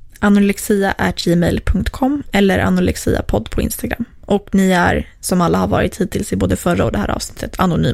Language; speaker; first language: Swedish; native; Swedish